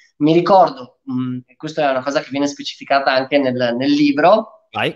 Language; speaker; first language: Italian; early bilingual, other home language; Romanian